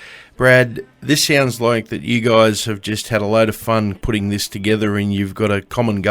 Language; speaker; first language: English; native; English